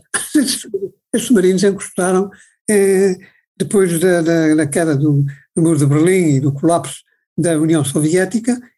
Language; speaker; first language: Portuguese; native; Portuguese